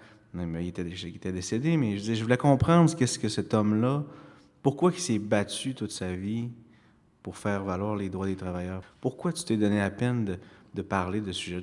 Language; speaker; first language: French; native; French